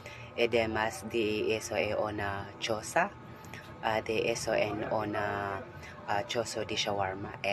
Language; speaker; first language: Spanish; non-native, learner; Cebuano